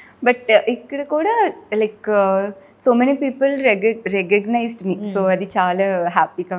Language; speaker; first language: Telugu; non-native, learner; Tamil